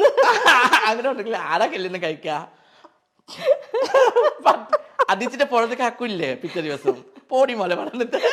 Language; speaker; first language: Malayalam; non-native, fluent; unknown